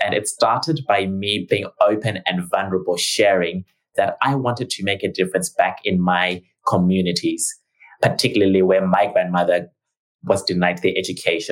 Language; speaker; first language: English; non-native, local second language; Shona